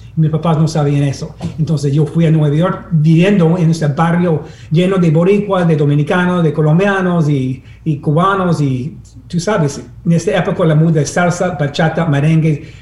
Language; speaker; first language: Spanish; non-native, fluent; English